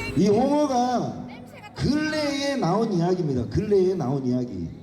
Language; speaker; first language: Korean; native; Korean